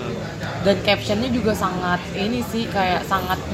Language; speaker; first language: Indonesian; native; Indonesian